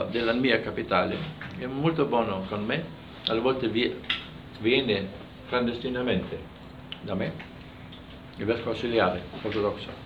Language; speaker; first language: Italian; non-native, fluent; German